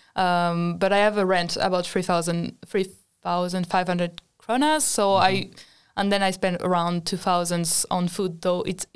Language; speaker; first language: English; non-native, fluent; French